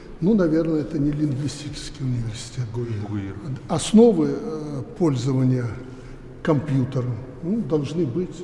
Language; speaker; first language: Russian; native; Russian